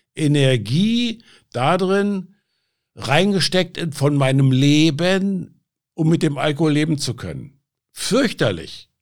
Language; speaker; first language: German; native; German